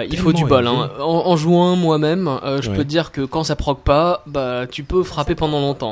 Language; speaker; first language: French; native; French